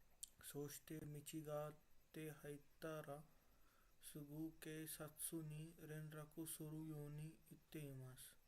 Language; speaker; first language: Japanese; non-native, learner; Marathi